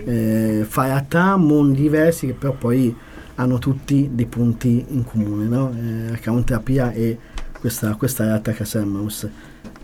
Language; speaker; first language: Italian; native; Italian